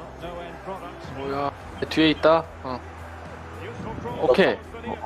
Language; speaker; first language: Korean; native; Korean